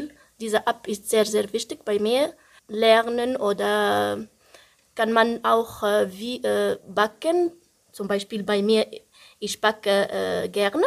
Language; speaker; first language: German; non-native, learner; Arabic